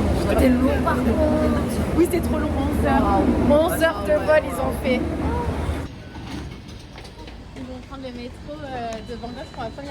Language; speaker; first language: French; native; French